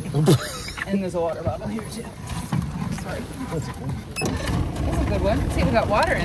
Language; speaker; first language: English; native; English